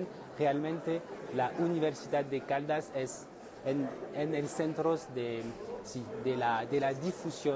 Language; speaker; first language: Spanish; non-native, fluent; French